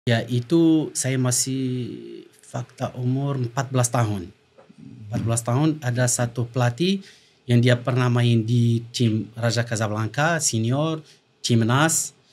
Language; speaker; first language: Indonesian; non-native, fluent; Arabic